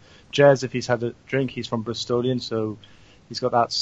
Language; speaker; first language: English; native; English